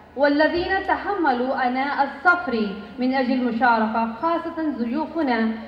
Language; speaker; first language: Arabic; non-native, fluent; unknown